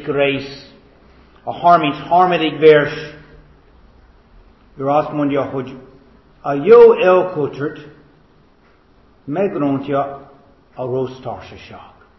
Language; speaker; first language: Hungarian; non-native, fluent; English